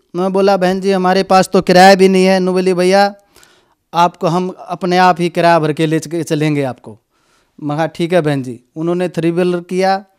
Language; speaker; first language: Hindi; native; Hindi